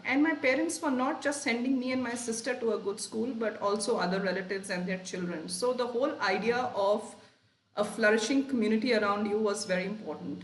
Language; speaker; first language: English; non-native, local second language; Hindi